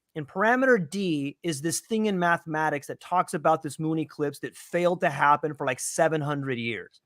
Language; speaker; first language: English; native; English